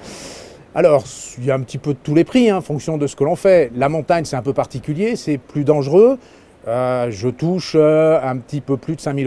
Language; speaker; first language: French; native; French